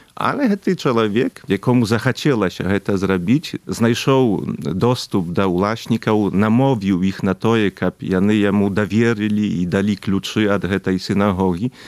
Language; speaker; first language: Belarusian; early bilingual, heritage; Belarusian